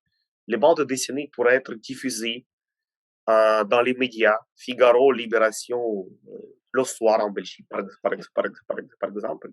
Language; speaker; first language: French; non-native, fluent; Ukrainian